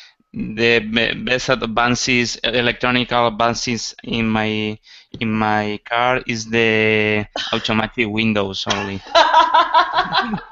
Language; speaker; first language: English; non-native, learner; Spanish